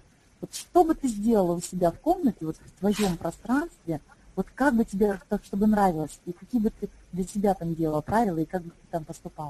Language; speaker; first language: Russian; native; Russian